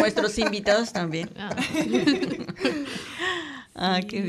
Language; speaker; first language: Spanish; native; Spanish